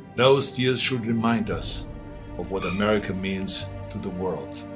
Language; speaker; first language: English; non-native, fluent; German